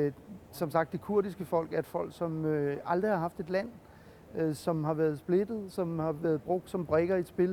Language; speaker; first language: Danish; native; Danish